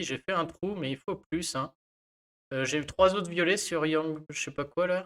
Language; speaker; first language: French; native; French